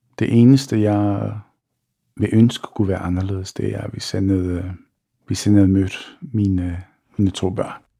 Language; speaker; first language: Danish; early bilingual, other home language; Bosnian